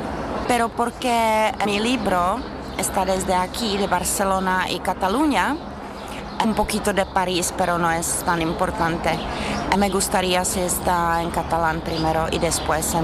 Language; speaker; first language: Spanish; non-native, fluent; Czech